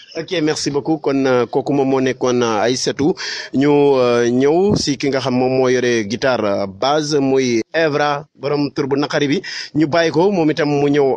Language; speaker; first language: Wolof; non-native, local second language; Serer